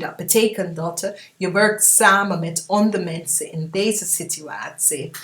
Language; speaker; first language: Dutch; non-native, fluent; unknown